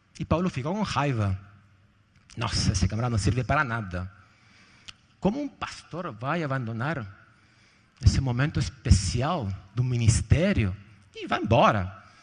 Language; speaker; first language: Portuguese; non-native, fluent; Spanish